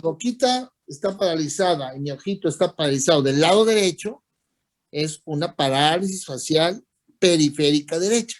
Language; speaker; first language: Spanish; native; Spanish